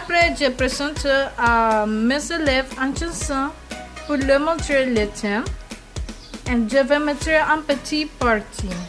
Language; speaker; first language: French; non-native, learner; Spanish